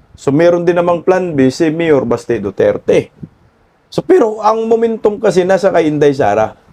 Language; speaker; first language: Filipino; non-native, local second language; Cebuano